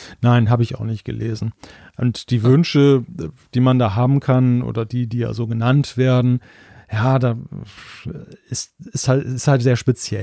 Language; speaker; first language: German; native; German